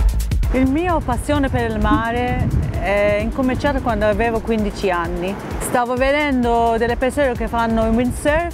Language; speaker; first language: Italian; non-native, fluent; Maltese